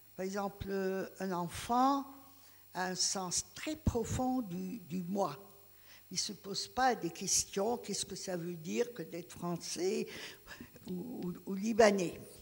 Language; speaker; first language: French; non-native, local second language; Greek